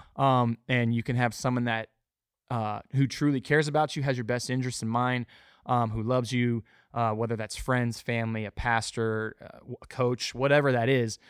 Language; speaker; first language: English; native; English